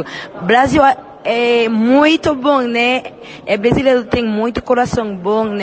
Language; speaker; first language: Portuguese; non-native, learner; Haitian Creole